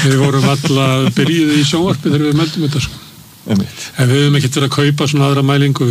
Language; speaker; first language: Icelandic; native; Icelandic